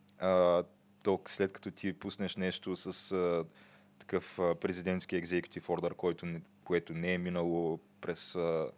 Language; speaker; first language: Bulgarian; native; Bulgarian